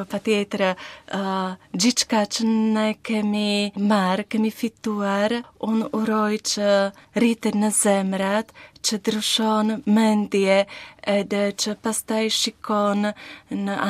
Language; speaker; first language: Albanian; non-native, learner; Slovak